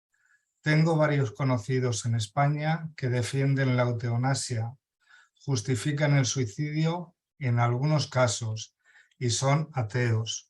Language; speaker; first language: Spanish; native; Spanish